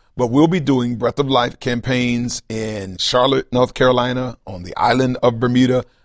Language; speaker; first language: English; native; English